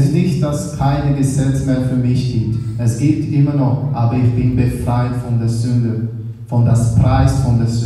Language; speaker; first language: German; non-native, learner; Portuguese